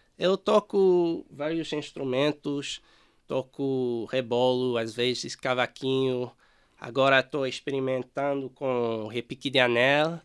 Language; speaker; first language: Portuguese; non-native, learner; English